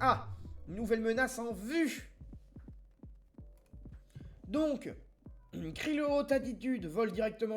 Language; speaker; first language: French; native; French